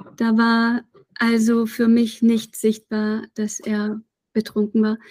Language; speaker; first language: German; native; German